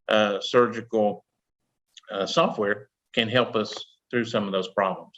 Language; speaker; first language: English; native; English